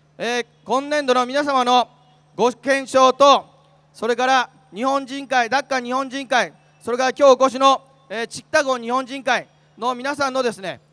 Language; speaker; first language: Japanese; native; Japanese